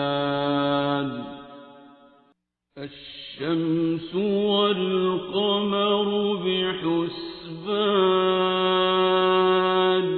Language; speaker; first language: Arabic; native; Arabic